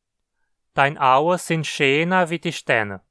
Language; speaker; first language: German; early bilingual, heritage; Portuguese